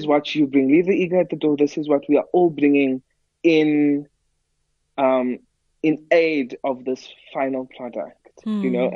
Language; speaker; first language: English; native; English